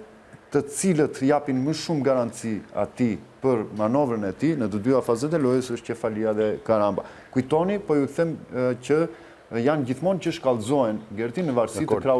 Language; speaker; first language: Albanian; native; Albanian